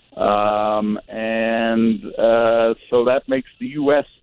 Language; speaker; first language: English; non-native, fluent; Arabic